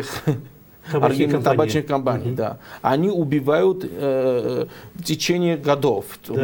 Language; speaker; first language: Russian; non-native, fluent; Georgian